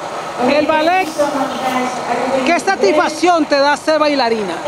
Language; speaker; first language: Spanish; native; Spanish